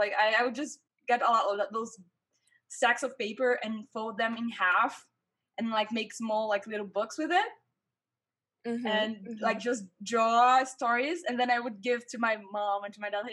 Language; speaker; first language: English; non-native, fluent; Portuguese